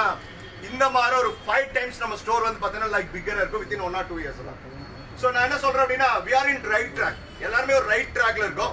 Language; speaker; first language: Tamil; native; Tamil